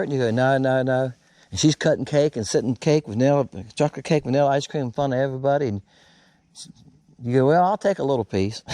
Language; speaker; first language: English; native; English